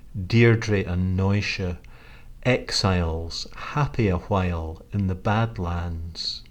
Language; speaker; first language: English; native; English